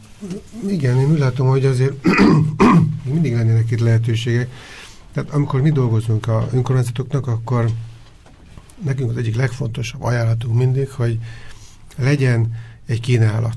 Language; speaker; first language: Hungarian; native; Hungarian